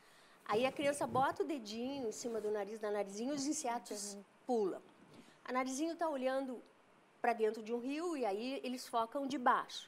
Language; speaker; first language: Portuguese; native; Portuguese